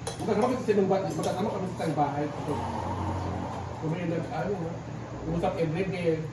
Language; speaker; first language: Filipino; native; Filipino